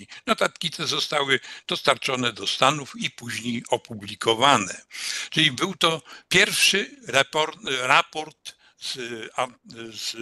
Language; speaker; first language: Polish; native; Polish